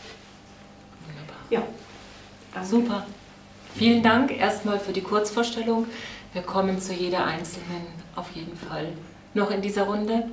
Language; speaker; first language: German; native; German